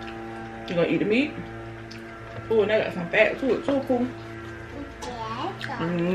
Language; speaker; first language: English; native; English